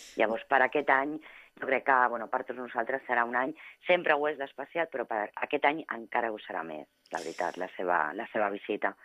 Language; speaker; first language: Catalan; non-native, local second language; Spanish